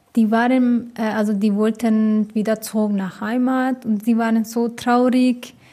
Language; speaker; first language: German; non-native, fluent; Persian